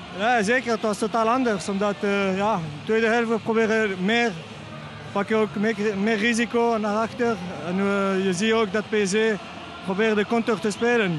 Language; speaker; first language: Dutch; non-native, learner; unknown